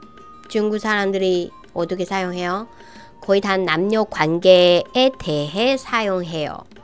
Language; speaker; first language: Korean; non-native, fluent; Chinese